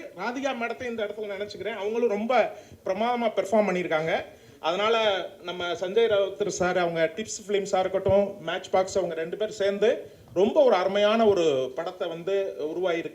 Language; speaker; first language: Tamil; native; Tamil